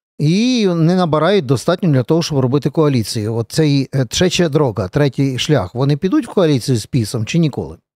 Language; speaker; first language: Ukrainian; native; Ukrainian